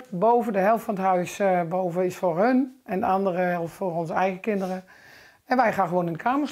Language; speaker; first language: Dutch; native; Dutch